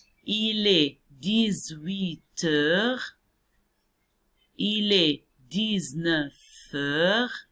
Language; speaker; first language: French; non-native, fluent; Arabic